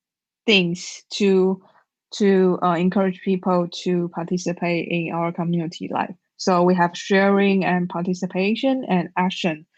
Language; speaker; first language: English; non-native, learner; Chinese